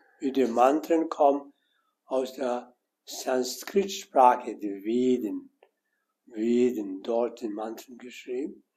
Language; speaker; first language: German; non-native, learner; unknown